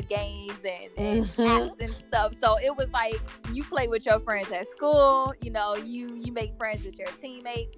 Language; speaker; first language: English; native; English